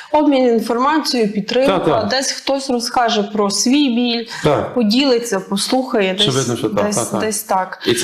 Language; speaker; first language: Ukrainian; native; Ukrainian